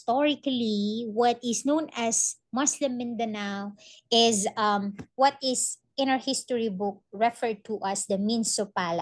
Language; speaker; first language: English; non-native, local second language; Maranao